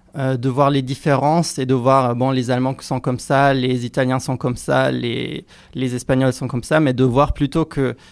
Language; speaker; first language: French; non-native, fluent; German